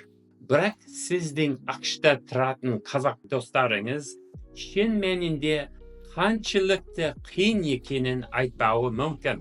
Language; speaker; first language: Kazakh; non-native, fluent; English